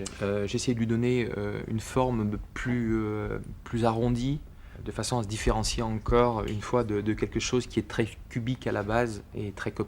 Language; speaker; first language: French; native; French